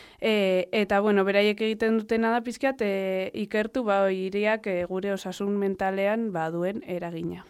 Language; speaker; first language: Basque; non-native, local second language; Spanish